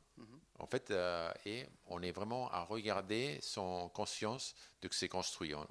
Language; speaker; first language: French; non-native, fluent; Spanish